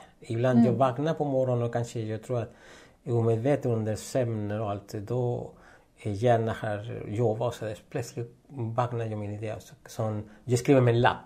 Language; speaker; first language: Swedish; non-native, fluent; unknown